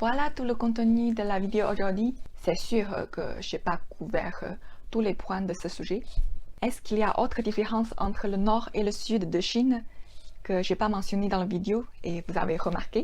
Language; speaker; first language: French; non-native, fluent; Chinese